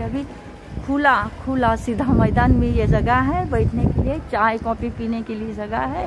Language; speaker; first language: Hindi; non-native, local second language; Marathi